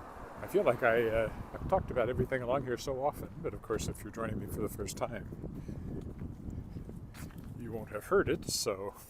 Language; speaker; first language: English; native; English